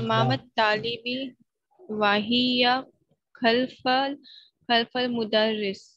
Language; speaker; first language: Arabic; non-native, learner; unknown